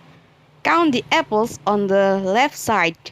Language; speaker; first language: English; non-native, learner; Indonesian